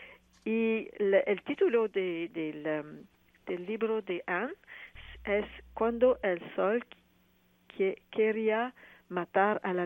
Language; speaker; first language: Spanish; non-native, fluent; French